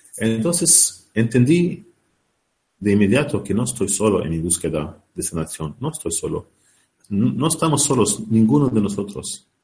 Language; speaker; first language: Spanish; non-native, learner; Arabic